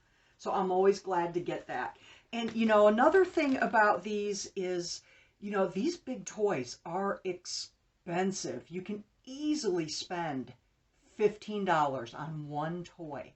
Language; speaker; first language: English; native; English